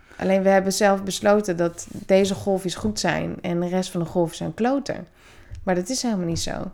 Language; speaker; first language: Dutch; native; Dutch